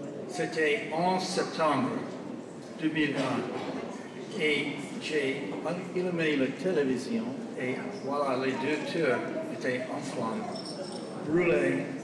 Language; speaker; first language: French; non-native, fluent; English